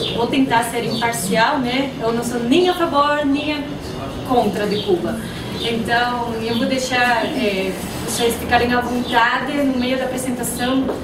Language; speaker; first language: Portuguese; non-native, fluent; Spanish